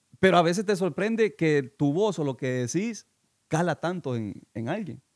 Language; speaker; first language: Spanish; native; Spanish